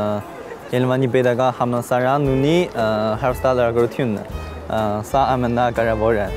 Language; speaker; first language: Armenian; non-native, learner; Chinese